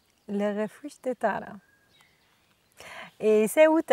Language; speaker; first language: French; non-native, learner; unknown